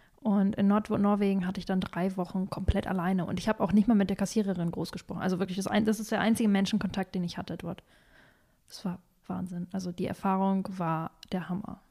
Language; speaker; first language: German; early bilingual, other home language; Russian